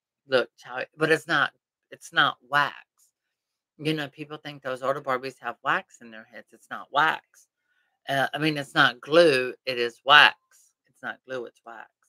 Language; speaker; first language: English; early bilingual, other home language; Spanish